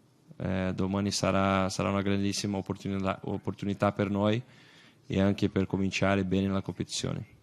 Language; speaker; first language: Italian; non-native, fluent; Portuguese